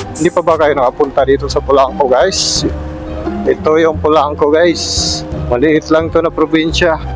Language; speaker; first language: Filipino; non-native, local second language; Cebuano